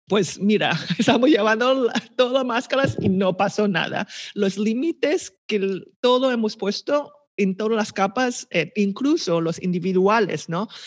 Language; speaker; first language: Spanish; non-native, fluent; Chinese